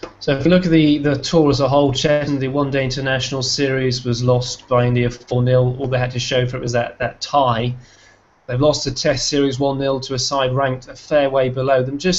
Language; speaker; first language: English; native; English